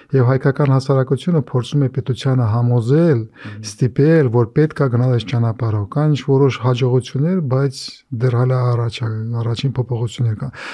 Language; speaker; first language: Armenian; native; Armenian